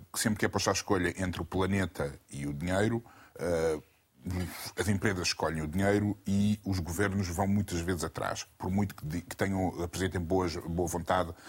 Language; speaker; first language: Portuguese; non-native, local second language; Kabuverdianu